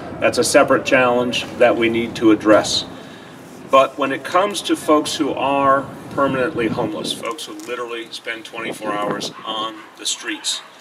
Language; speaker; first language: English; native; English